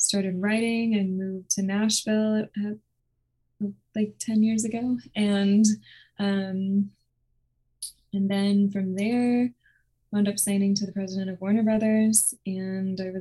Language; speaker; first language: English; native; English